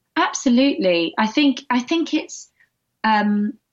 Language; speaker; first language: English; native; English